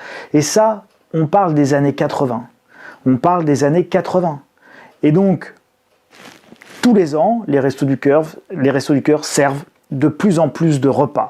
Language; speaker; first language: French; native; French